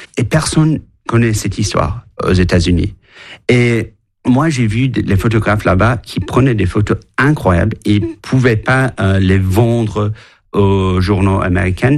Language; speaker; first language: French; non-native, fluent; English